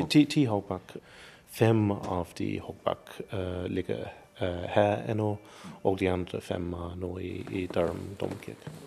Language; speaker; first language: Norwegian; non-native, learner; English